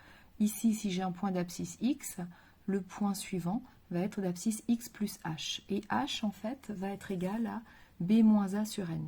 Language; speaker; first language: French; native; French